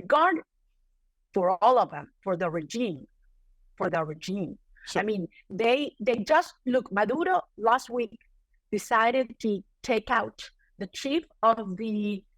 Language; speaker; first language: English; non-native, fluent; Spanish